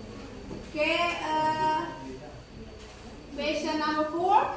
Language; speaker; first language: English; non-native, learner; Indonesian